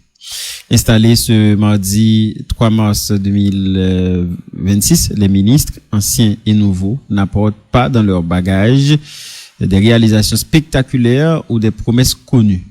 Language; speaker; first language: French; non-native, local second language; Haitian Creole